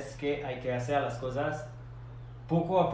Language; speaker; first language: Spanish; non-native, fluent; French